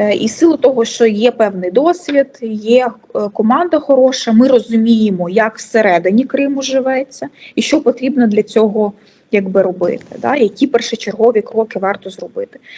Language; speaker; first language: Ukrainian; non-native, local second language; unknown